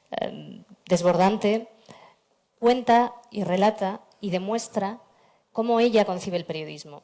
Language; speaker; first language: Spanish; native; Spanish